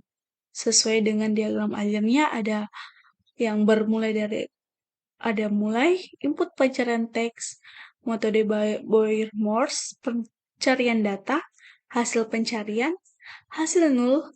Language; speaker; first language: Indonesian; native; Indonesian